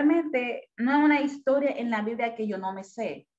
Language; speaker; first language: Spanish; non-native, fluent; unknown